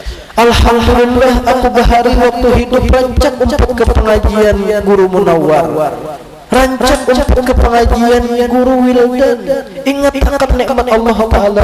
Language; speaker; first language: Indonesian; non-native, local second language; Banjar